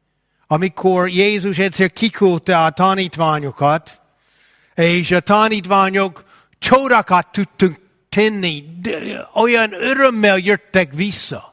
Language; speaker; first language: Hungarian; non-native, fluent; English